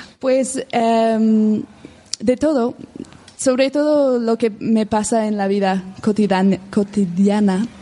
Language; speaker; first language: Spanish; non-native, fluent; English